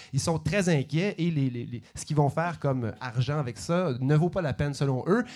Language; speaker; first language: French; native; French